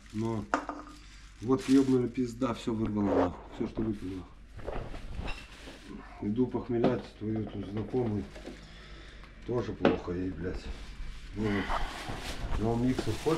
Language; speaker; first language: Russian; native; Russian